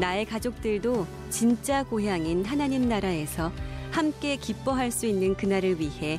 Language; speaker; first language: Korean; native; Korean